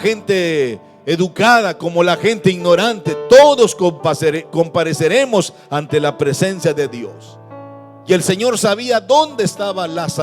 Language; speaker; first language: Spanish; native; Spanish